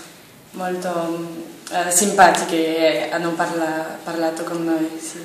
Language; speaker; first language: Italian; non-native, learner; French